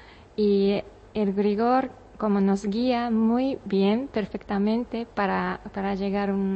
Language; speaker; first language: Spanish; non-native, learner; Japanese